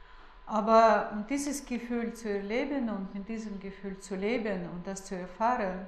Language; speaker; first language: German; non-native, fluent; Russian